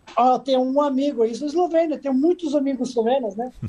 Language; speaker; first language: Portuguese; non-native, fluent; Serbian